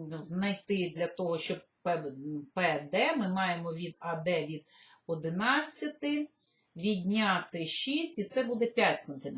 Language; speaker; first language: Ukrainian; native; Ukrainian